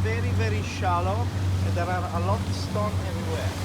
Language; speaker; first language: English; non-native, learner; Italian